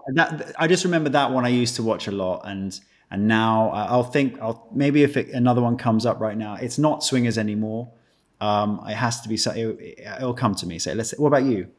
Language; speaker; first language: English; native; English